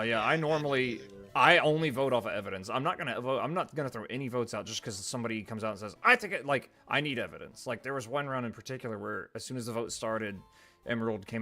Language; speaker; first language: English; native; English